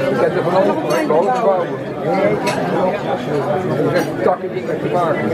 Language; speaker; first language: Dutch; native; Dutch